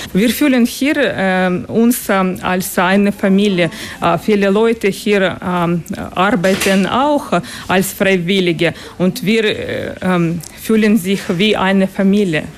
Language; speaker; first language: German; non-native, learner; Ukrainian